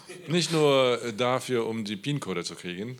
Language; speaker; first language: German; non-native, learner; Polish